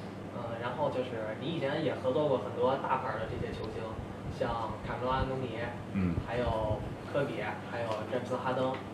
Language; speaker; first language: Chinese; native; Chinese